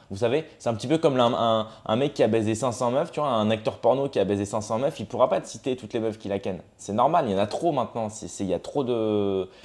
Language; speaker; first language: French; native; French